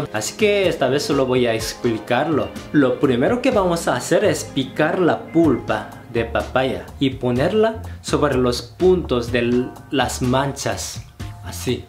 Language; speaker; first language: Spanish; non-native, fluent; Korean